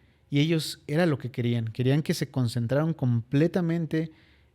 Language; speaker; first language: Spanish; native; Spanish